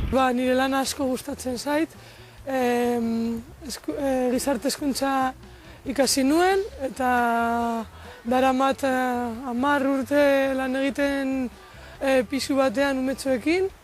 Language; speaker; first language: Basque; non-native, local second language; Spanish